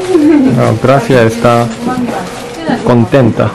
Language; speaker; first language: Spanish; non-native, fluent; Korean